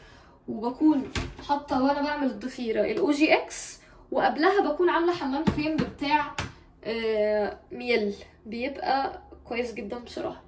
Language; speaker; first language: Arabic; native; Arabic